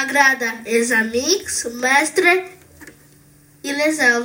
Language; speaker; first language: Catalan; non-native, learner; Portuguese